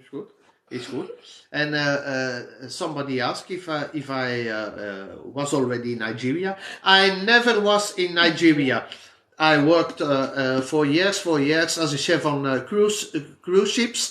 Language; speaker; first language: English; non-native, fluent; Dutch